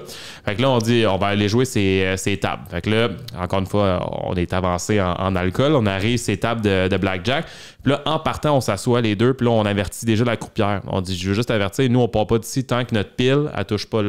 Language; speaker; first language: French; native; French